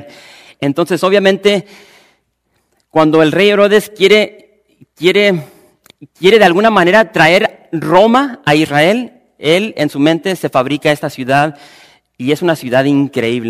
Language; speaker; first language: Spanish; native; Spanish